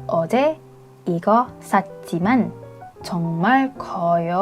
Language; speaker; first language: Korean; non-native, fluent; Indonesian